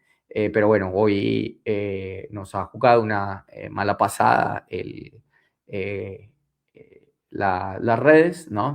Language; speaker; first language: Spanish; native; Spanish